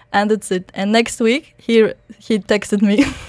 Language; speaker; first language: English; non-native, fluent; Russian